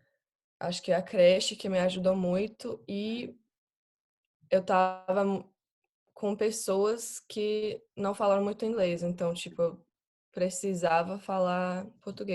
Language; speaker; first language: Portuguese; non-native, fluent; English